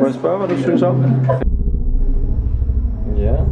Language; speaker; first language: Danish; native; Danish